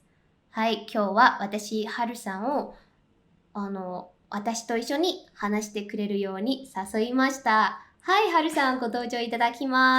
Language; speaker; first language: Japanese; non-native, fluent; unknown